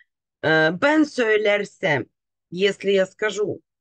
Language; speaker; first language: Turkish; non-native, fluent; Russian